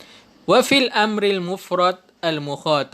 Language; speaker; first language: Arabic; non-native, fluent; Indonesian